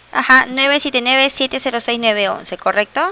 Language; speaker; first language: Spanish; native; Spanish